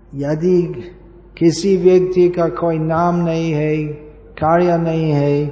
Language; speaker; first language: Hindi; non-native, fluent; English